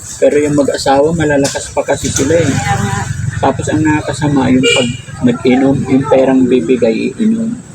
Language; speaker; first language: Filipino; native; Filipino